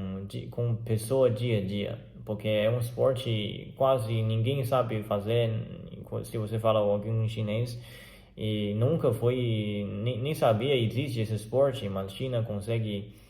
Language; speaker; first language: Portuguese; non-native, learner; Chinese